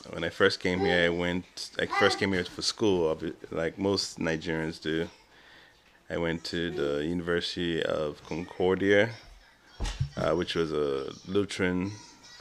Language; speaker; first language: English; non-native, local second language; Igbo